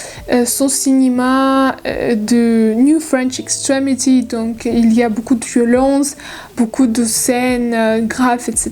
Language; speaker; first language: French; non-native, learner; Russian